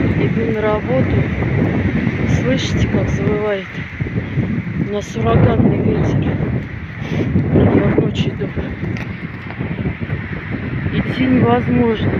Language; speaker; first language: Russian; native; Russian